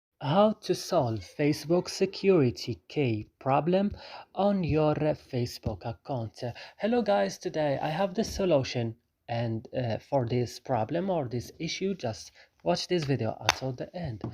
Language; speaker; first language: English; non-native, learner; Arabic